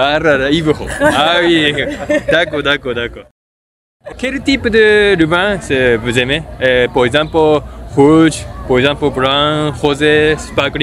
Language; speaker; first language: French; non-native, learner; Japanese